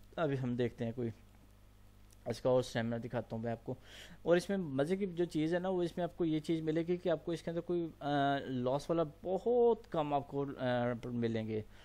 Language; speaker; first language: Urdu; non-native, local second language; Punjabi